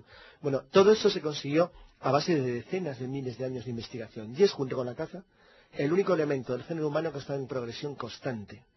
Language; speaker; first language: Spanish; native; Spanish